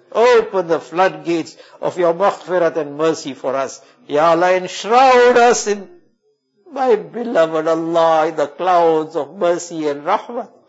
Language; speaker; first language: English; native; English